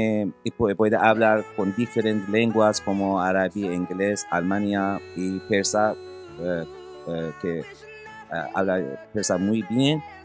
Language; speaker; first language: Spanish; non-native, learner; Persian